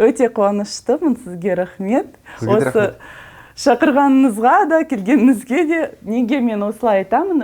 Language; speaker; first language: Kazakh; non-native, learner; Russian